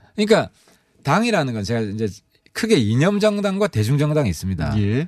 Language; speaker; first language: Korean; native; Korean